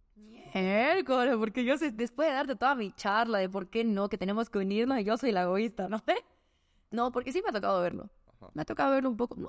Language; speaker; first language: Spanish; native; Spanish